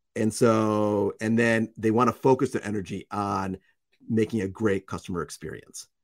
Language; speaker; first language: English; native; English